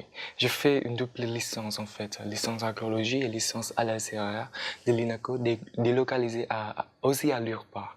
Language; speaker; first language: French; non-native, fluent; Khmer